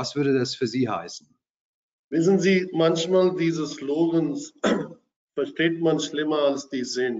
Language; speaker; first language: German; non-native, fluent; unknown